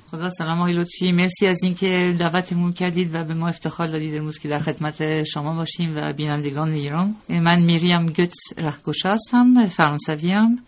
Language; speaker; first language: Persian; non-native, fluent; French